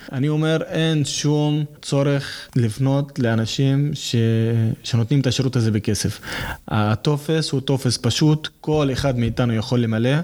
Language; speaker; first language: Hebrew; non-native, local second language; Arabic